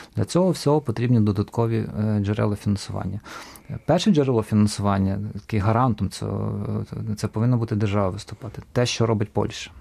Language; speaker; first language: Ukrainian; native; Ukrainian